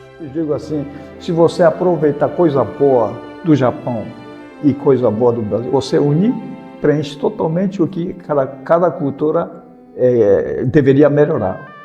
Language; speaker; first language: Portuguese; early bilingual, other home language; Japanese